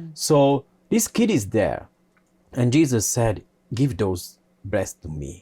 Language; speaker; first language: English; non-native, fluent; Hungarian